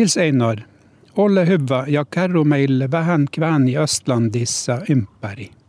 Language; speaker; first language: Finnish; non-native, learner; Norwegian